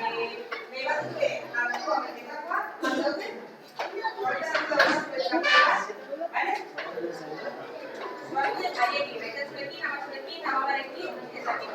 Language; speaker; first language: Basque; non-native, local second language; Spanish